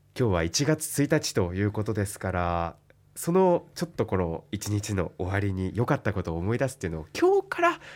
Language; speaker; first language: Japanese; native; Japanese